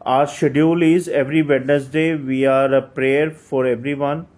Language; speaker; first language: English; non-native, local second language; Hindi